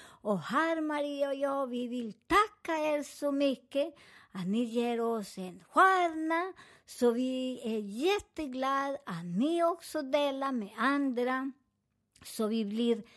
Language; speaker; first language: Swedish; non-native, learner; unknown